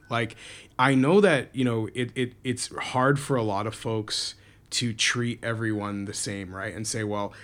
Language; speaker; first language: English; native; English